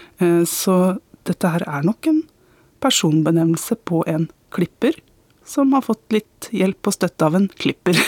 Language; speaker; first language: Norwegian; native; Norwegian